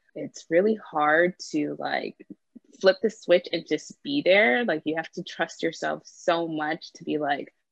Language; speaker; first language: English; native; English